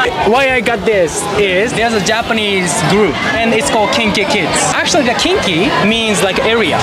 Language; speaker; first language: English; non-native, fluent; Japanese